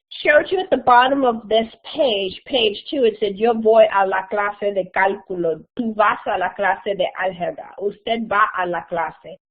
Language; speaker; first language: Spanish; non-native, fluent; English